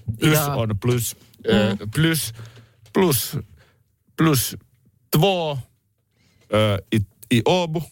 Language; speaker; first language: Swedish; non-native, learner; Finnish